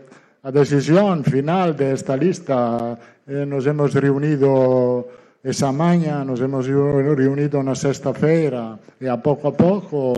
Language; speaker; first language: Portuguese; non-native, learner; Italian